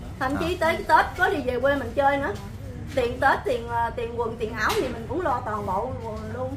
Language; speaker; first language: Vietnamese; native; Vietnamese